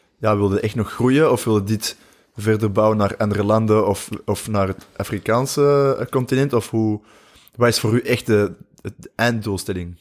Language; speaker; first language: Dutch; native; Dutch